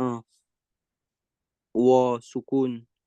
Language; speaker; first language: Arabic; non-native, learner; Estonian